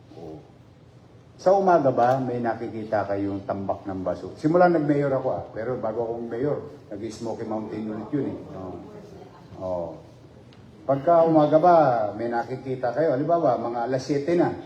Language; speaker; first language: Filipino; native; Filipino